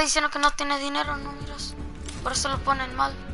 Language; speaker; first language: Spanish; early bilingual, heritage; Spanish